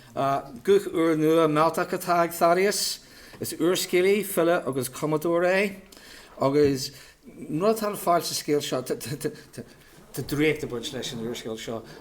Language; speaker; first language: Irish; native; Irish